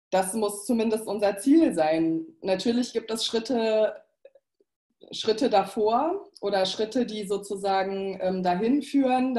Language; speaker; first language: German; native; German